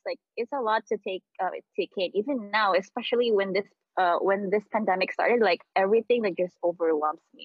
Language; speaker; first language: English; non-native, local second language; Filipino